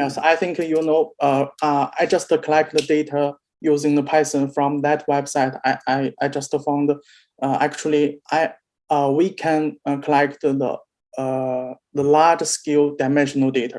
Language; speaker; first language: English; non-native, learner; Chinese